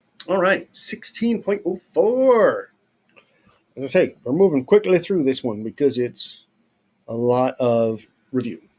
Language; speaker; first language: English; native; English